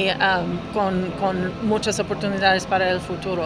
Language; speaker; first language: Spanish; non-native, fluent; English